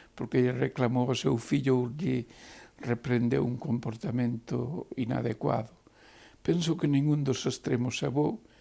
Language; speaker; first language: Galician; native; Galician